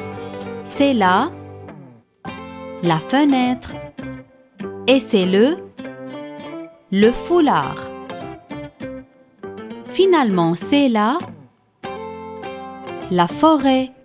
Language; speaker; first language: French; non-native, fluent; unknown